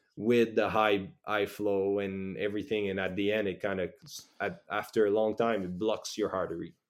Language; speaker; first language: English; native; English